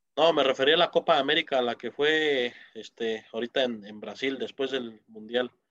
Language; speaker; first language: Spanish; native; Spanish